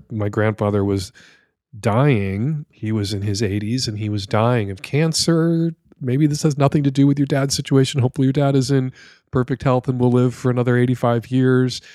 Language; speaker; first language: English; native; English